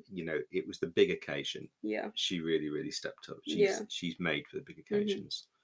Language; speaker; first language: English; native; English